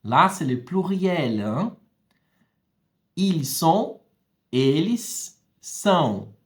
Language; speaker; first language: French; non-native, fluent; Portuguese